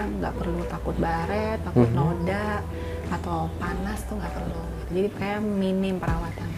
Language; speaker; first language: Indonesian; native; Indonesian